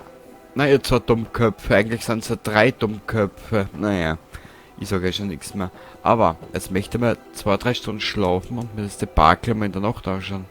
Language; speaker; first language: German; native; German